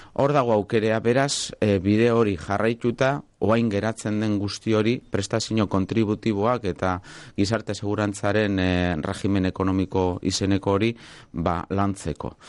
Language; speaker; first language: Basque; non-native, local second language; Spanish